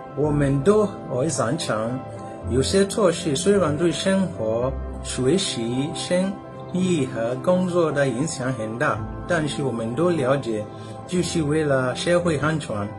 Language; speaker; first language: Chinese; non-native, fluent; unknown